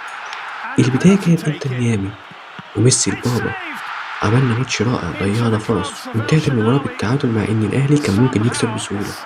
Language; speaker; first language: Arabic; native; Arabic